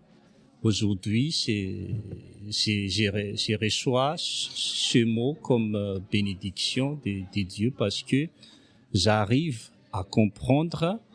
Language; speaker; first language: French; non-native, local second language; Malagasy